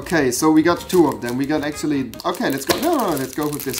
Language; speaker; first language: English; non-native, fluent; German